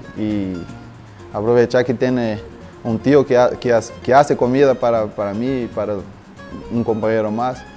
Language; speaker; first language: Spanish; non-native, learner; Portuguese